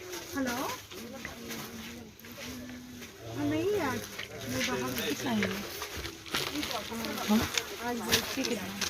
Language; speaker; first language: Hindi; non-native, local second language; Malayalam